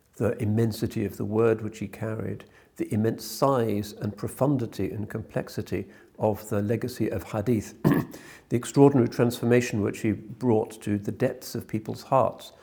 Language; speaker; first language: English; native; English